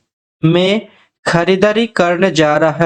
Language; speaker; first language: Hindi; non-native, fluent; Bangla